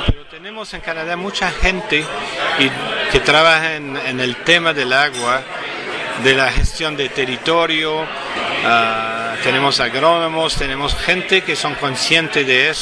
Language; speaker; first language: Spanish; non-native, fluent; French